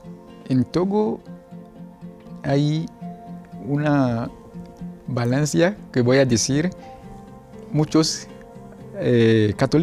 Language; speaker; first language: Spanish; non-native, learner; Ewe